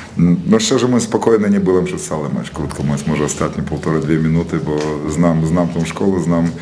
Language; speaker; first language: Polish; non-native, fluent; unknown